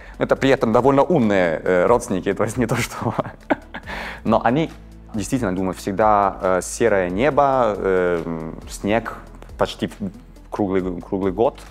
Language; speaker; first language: Russian; non-native, fluent; Italian